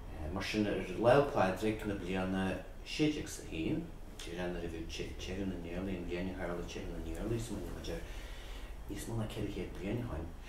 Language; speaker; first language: Irish; native; Irish